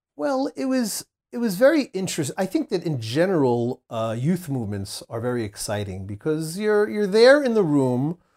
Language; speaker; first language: English; native; English